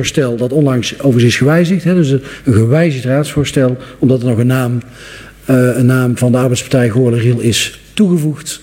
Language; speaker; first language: Dutch; native; Dutch